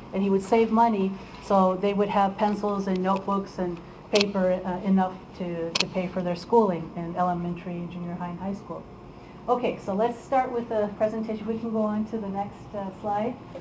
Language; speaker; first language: English; early bilingual, other home language; Spanish